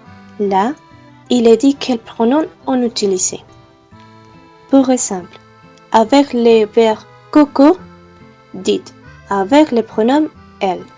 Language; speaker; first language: French; non-native, learner; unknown